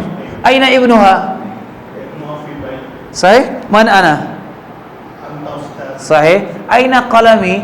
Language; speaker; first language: Arabic; non-native, fluent; Urdu